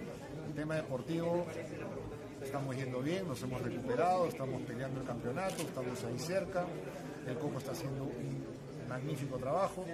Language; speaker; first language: Spanish; native; Spanish